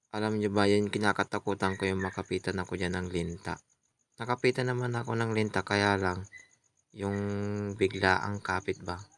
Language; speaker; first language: Filipino; non-native, local second language; Iloko